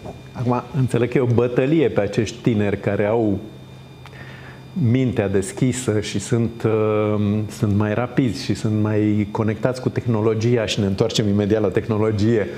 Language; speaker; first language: Romanian; native; Romanian